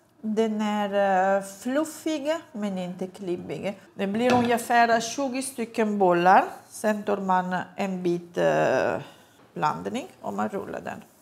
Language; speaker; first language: Swedish; non-native, fluent; Italian